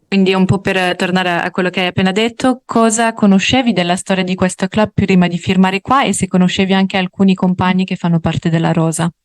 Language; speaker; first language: Italian; native; Italian